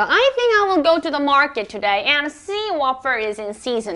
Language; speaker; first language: English; non-native, fluent; Korean